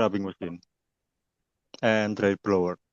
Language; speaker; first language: English; non-native, learner; Indonesian